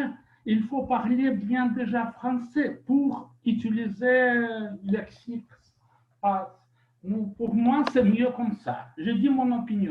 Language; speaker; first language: French; non-native, fluent; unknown